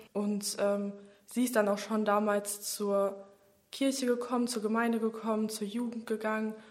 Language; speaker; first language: German; early bilingual, other home language; Bosnian